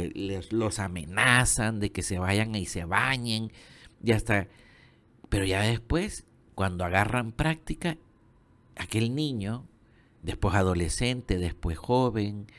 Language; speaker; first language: Spanish; native; Spanish